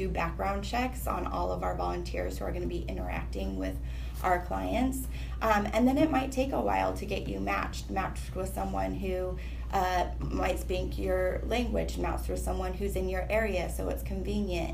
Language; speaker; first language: English; native; English